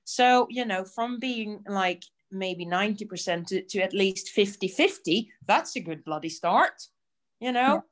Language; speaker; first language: English; non-native, fluent; Swedish